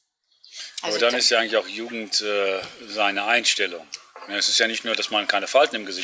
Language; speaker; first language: German; native; German